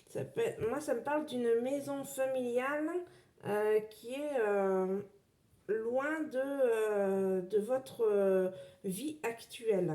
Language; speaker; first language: French; native; French